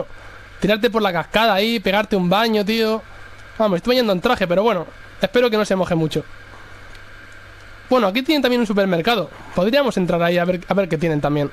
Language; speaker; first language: Spanish; native; Spanish